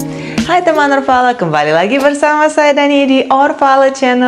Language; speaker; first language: Indonesian; non-native, fluent; Russian